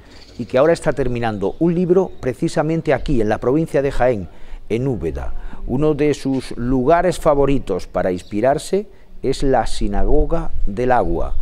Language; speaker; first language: Spanish; native; Spanish